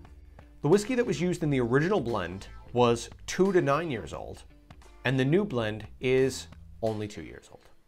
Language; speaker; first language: English; native; English